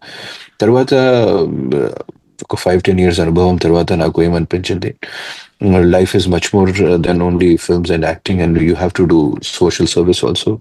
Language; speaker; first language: Telugu; non-native, fluent; Hindi